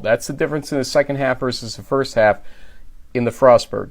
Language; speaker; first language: English; native; English